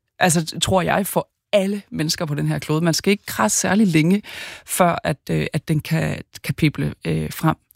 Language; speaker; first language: Danish; native; Danish